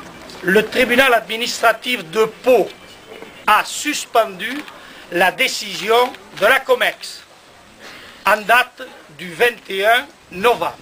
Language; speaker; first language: French; native; French